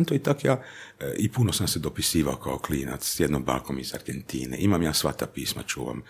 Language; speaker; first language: Croatian; native; Croatian